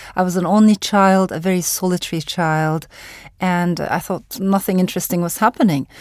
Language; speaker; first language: English; non-native, fluent; Turkish